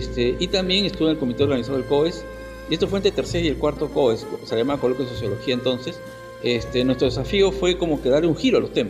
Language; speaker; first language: Spanish; native; Spanish